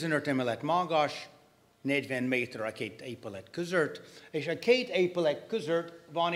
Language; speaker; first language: Hungarian; non-native, fluent; English